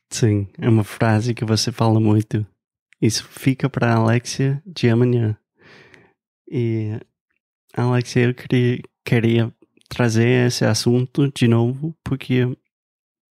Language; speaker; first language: Portuguese; non-native, fluent; English